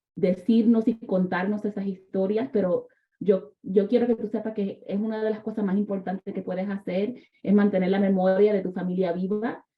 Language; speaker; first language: Spanish; early bilingual, heritage; Spanish